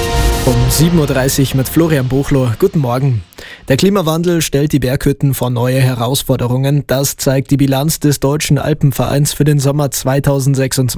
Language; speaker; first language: German; native; German